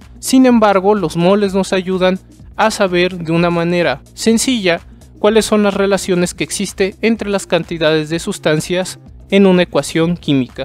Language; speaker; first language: Spanish; native; Spanish